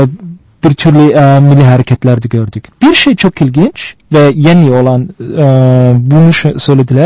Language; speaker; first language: Turkish; non-native, fluent; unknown